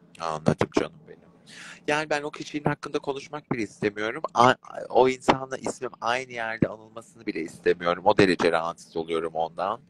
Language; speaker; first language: Turkish; native; Turkish